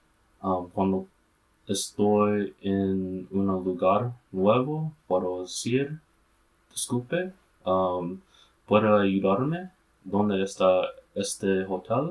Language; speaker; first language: Spanish; non-native, learner; English